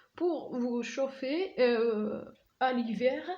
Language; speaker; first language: French; non-native, local second language; Arabic